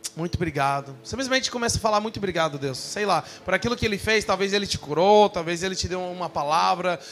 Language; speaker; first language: Portuguese; non-native, fluent; English